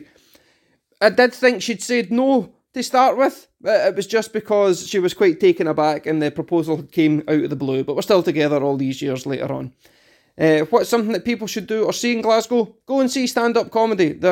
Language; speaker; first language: English; native; English